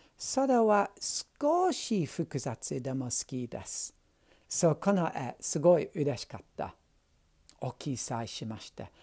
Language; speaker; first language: Japanese; non-native, learner; English